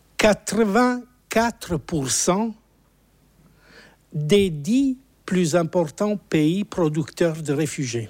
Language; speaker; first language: French; non-native, fluent; Italian